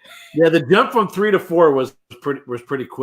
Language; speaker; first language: English; native; English